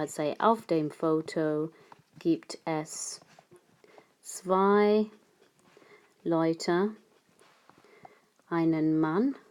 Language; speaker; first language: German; non-native, fluent; English